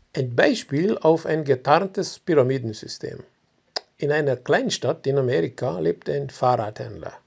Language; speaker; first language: German; non-native, fluent; Hungarian